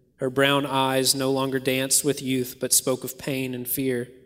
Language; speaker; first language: English; native; English